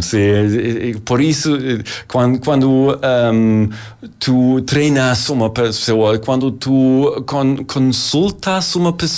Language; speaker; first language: Portuguese; non-native, learner; German